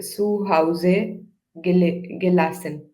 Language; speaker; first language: German; non-native, learner; Hindi